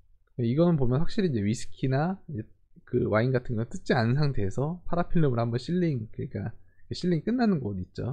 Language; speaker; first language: Korean; native; Korean